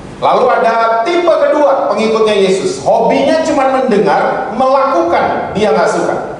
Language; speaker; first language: Indonesian; native; Indonesian